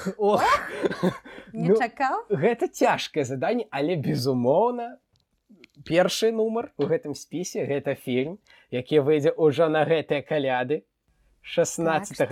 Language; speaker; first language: Belarusian; non-native, local second language; Russian